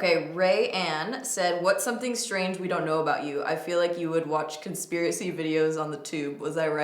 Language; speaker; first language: English; native; English